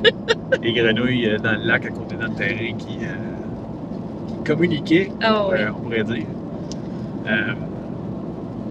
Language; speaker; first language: French; native; French